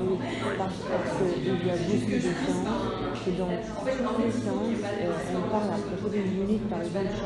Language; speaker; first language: French; non-native, learner; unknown